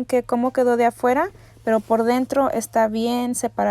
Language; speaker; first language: Spanish; native; Spanish